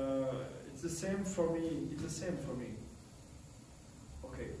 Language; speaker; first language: English; non-native, learner; French